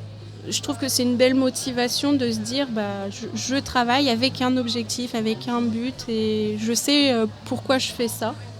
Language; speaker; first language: French; native; French